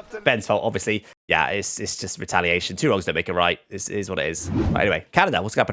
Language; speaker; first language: English; native; English